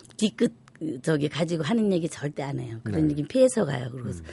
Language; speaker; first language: Korean; native; Korean